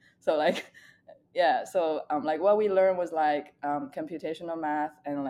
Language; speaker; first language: English; non-native, fluent; Chinese